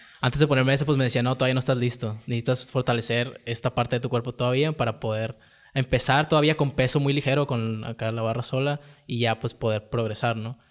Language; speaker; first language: Spanish; native; Spanish